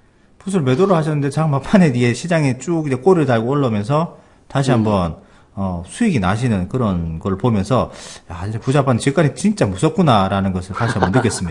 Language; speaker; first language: Korean; native; Korean